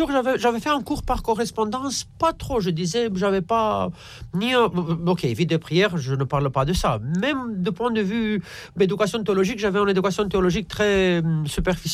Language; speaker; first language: French; non-native, fluent; Romanian